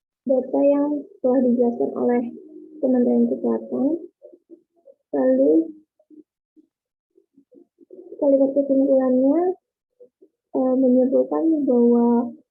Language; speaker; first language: Indonesian; native; Indonesian